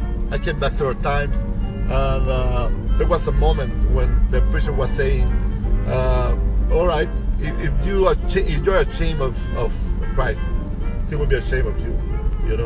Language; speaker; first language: English; non-native, fluent; Spanish